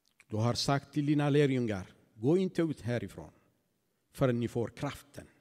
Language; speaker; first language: Swedish; non-native, fluent; Tigrinya